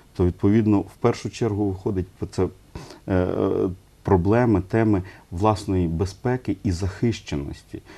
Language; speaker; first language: Ukrainian; non-native, local second language; Russian